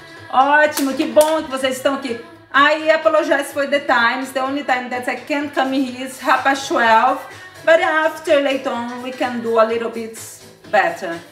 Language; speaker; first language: English; non-native, fluent; Portuguese